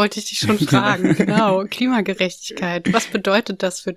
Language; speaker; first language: German; native; German